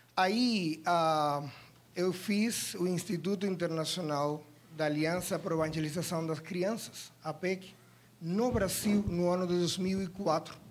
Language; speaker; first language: Portuguese; non-native, fluent; Spanish